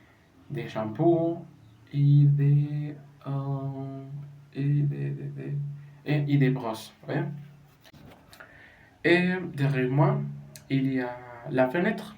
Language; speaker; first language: French; non-native, learner; Spanish